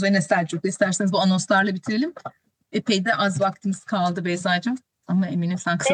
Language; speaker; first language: Turkish; native; Turkish